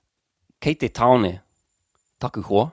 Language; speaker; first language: Māori; non-native, local second language; English